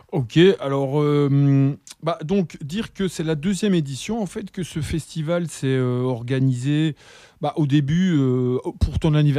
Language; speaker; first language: French; native; French